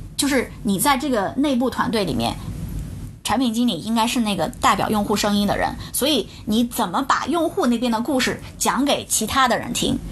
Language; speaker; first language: Chinese; native; Chinese